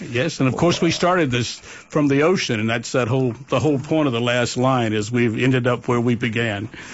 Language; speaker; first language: English; native; English